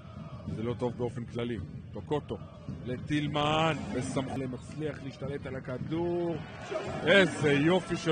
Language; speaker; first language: Hebrew; native; Hebrew